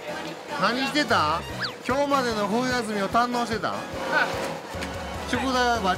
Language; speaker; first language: Japanese; native; Japanese